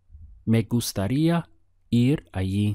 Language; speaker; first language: Spanish; non-native, fluent; English